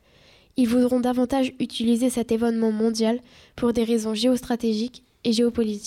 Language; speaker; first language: French; native; French